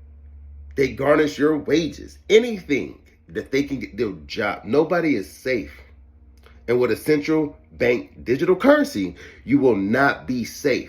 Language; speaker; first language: English; native; English